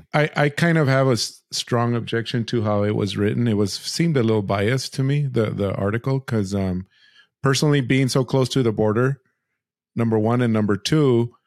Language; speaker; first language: English; early bilingual, other home language; Spanish